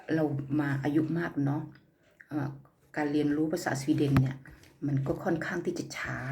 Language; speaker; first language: Thai; native; Thai